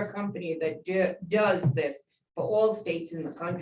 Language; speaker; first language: English; native; English